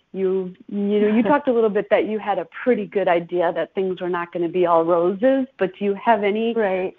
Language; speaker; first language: English; native; English